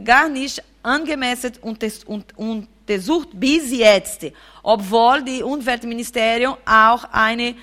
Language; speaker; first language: German; non-native, fluent; Portuguese